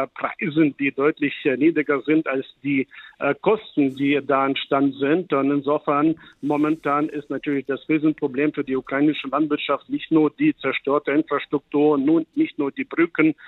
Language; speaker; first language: German; non-native, fluent; Ukrainian